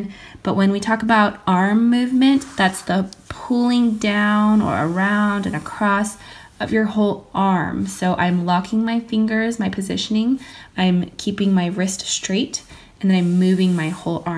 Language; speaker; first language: English; native; English